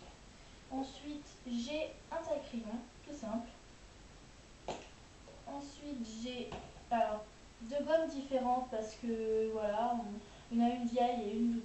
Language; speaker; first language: French; native; French